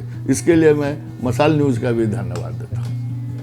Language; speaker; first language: Hindi; native; Hindi